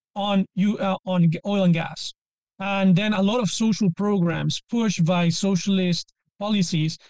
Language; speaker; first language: English; non-native, fluent; Spanish